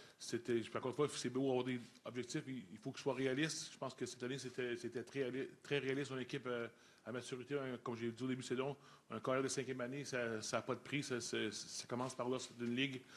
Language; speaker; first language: French; native; French